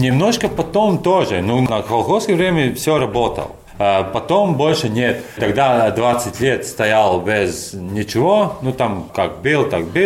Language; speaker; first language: Russian; non-native, learner; Latvian